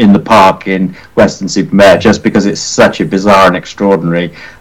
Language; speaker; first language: English; native; English